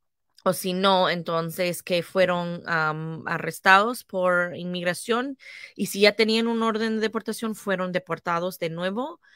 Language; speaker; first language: Spanish; non-native, fluent; English